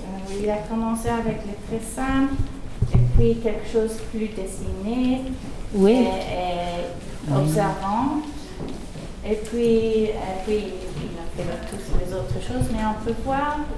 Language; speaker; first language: French; early bilingual, heritage; English